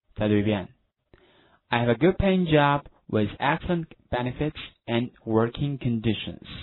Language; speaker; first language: English; non-native, fluent; Chinese